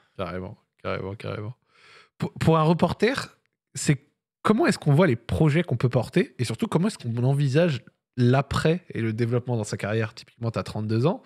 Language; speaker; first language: French; native; French